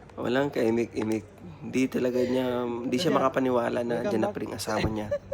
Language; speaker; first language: Filipino; non-native, local second language; Cebuano